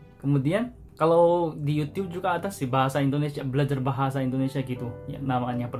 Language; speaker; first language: Indonesian; non-native, fluent; Korean